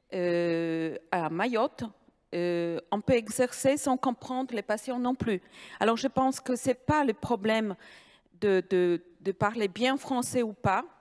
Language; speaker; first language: French; non-native, fluent; Polish